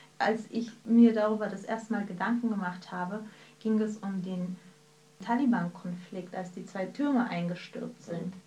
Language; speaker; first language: German; early bilingual, other home language; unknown